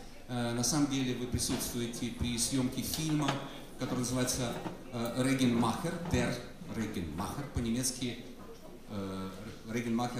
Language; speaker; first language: Russian; native; Russian